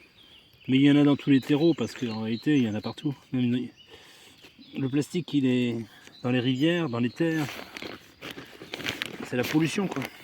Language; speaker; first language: French; native; French